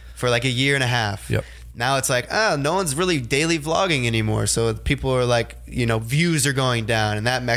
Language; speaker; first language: English; native; English